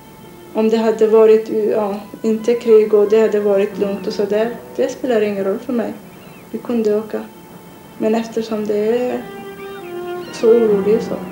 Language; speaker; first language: Swedish; non-native, learner; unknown